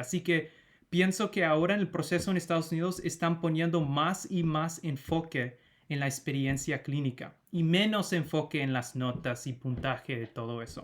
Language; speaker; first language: Spanish; non-native, fluent; English